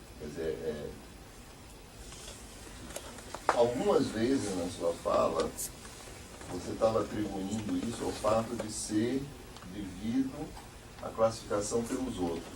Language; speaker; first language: Portuguese; native; Portuguese